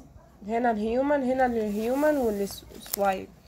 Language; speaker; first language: Arabic; native; Arabic